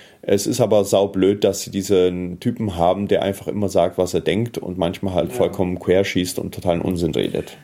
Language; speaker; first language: German; early bilingual, heritage; German